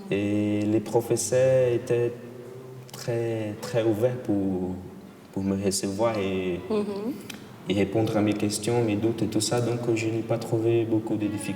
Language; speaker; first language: French; non-native, fluent; Portuguese